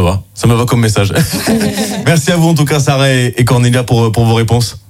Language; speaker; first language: French; native; French